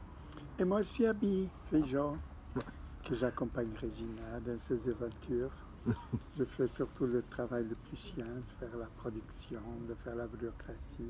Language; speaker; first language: French; non-native, fluent; Portuguese